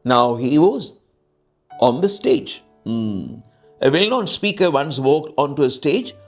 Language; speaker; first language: English; non-native, local second language; Sinhala